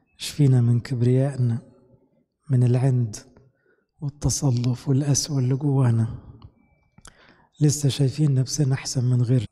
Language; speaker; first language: Arabic; native; Arabic